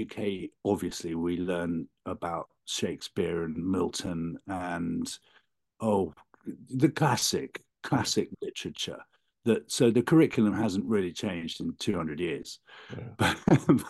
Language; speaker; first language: English; native; English